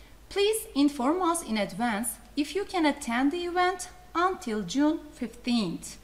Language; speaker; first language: English; non-native, fluent; Turkish